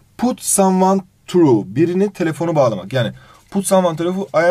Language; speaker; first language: English; non-native, fluent; Turkish